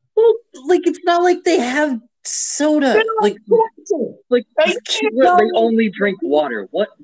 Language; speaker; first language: English; native; English